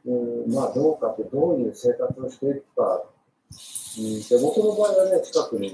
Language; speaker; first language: Japanese; native; Japanese